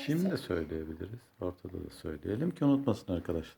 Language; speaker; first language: Turkish; native; Turkish